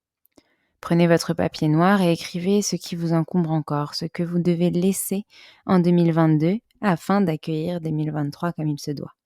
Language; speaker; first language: French; native; French